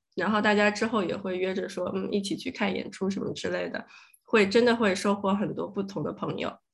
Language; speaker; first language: Chinese; native; Chinese